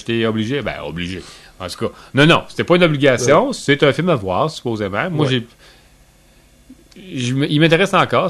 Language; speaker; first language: French; native; French